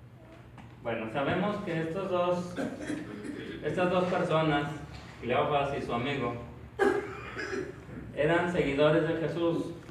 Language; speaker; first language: Spanish; native; Spanish